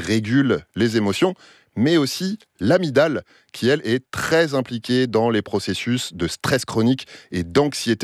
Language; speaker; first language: French; native; French